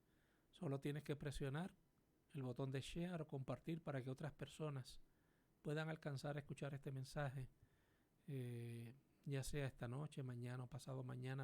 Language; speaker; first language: Spanish; native; Spanish